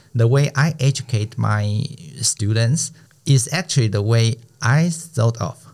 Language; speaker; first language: English; non-native, fluent; Chinese